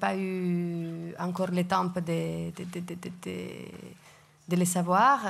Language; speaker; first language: French; non-native, fluent; Italian